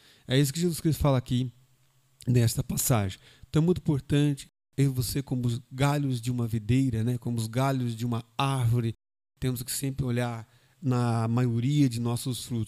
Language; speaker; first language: Portuguese; native; Portuguese